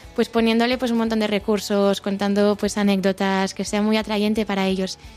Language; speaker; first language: Spanish; native; Spanish